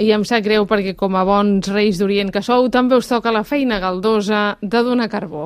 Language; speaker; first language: Catalan; native; Catalan